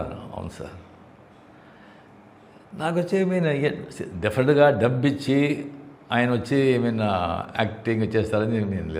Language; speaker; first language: Telugu; non-native, fluent; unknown